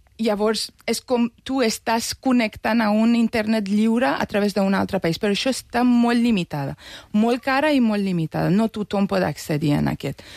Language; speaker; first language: Catalan; non-native, fluent; Persian